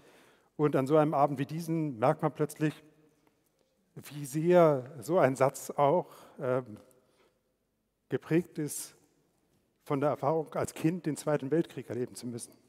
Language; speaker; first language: German; native; German